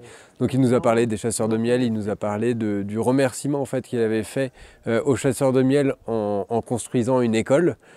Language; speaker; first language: French; native; French